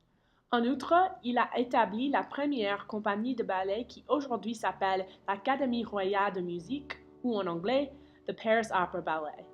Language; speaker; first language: French; non-native, learner; English